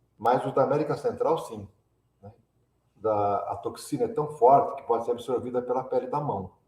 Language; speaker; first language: Portuguese; early bilingual, other home language; Italian